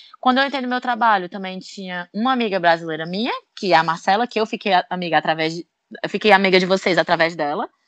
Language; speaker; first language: Portuguese; native; Portuguese